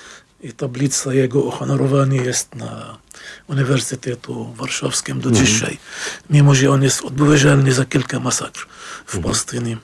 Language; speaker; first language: Polish; non-native, fluent; Arabic